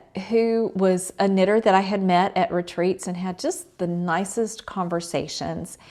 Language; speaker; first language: English; native; English